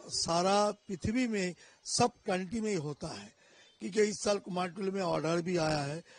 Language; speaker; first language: Hindi; non-native, local second language; Bangla